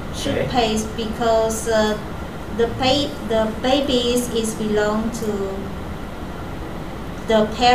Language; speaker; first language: English; non-native, learner; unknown